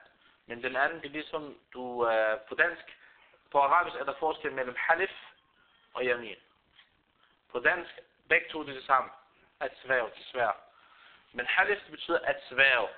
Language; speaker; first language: Danish; non-native, fluent; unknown